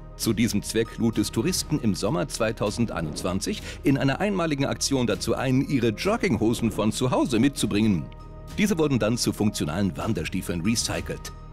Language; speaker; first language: German; native; German